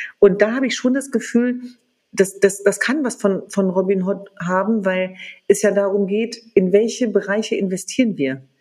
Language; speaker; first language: German; early bilingual, other home language; Kurdish